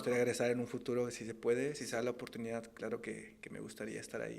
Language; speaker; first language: Spanish; native; Spanish